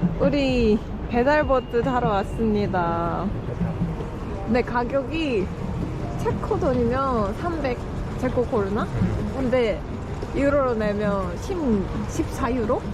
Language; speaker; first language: Korean; non-native, fluent; Japanese